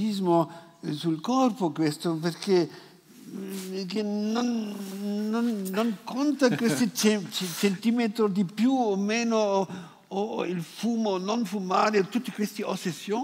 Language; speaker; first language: Italian; non-native, fluent; German